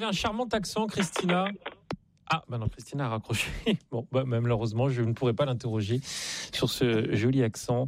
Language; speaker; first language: French; native; French